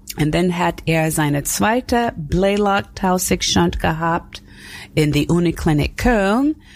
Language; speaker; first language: German; non-native, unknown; English